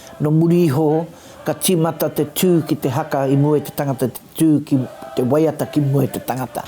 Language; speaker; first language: Māori; native; Māori